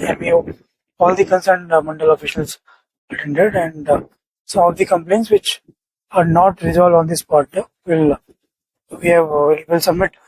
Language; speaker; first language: English; non-native, local second language; Hindi